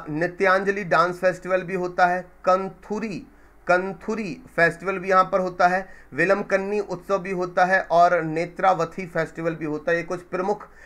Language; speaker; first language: Hindi; native; Hindi